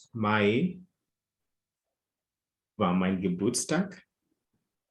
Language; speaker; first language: German; non-native, fluent; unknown